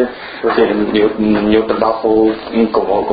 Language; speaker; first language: Spanish; non-native, learner; Chinese